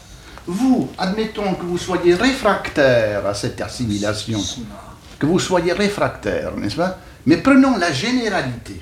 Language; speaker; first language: French; native; French